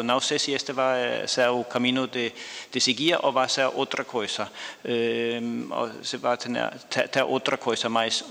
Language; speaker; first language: Portuguese; non-native, fluent; Danish